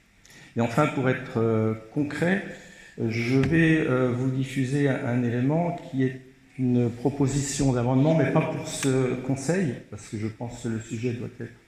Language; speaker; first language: French; native; French